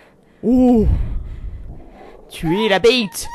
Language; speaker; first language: French; native; French